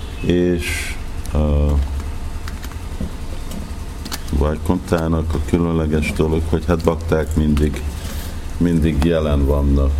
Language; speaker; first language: Hungarian; early bilingual, heritage; Hungarian